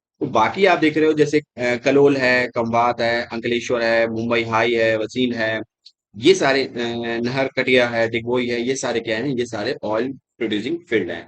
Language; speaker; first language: Hindi; native; Hindi